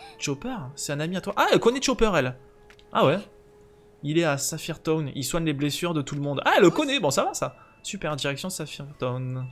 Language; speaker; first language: French; native; French